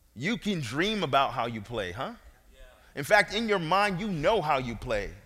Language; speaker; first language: English; native; English